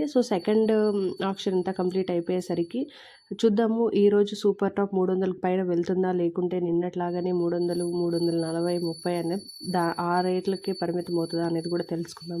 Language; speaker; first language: Telugu; native; Telugu